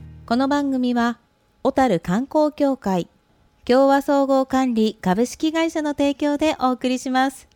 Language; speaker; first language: Japanese; native; Japanese